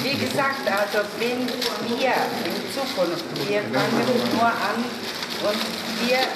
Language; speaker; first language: German; non-native, learner; Mongolian